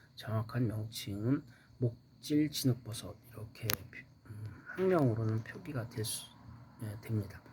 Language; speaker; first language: Korean; native; Korean